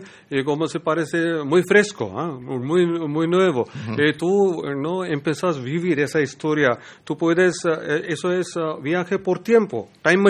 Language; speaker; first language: Spanish; non-native, learner; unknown